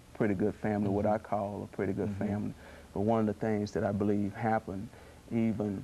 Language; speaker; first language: English; native; English